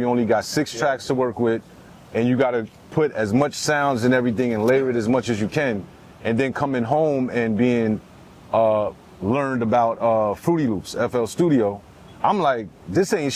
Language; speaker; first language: English; native; English